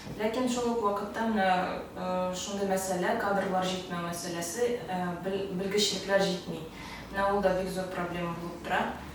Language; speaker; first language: Tatar; early bilingual, heritage; Tatar